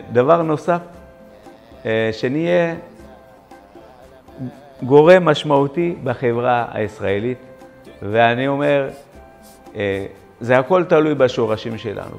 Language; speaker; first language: Hebrew; non-native, fluent; Amharic